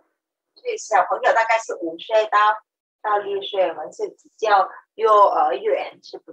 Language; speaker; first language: Chinese; non-native, learner; Vietnamese